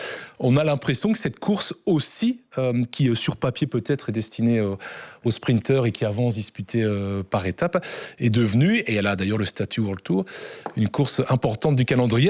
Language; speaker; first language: French; native; French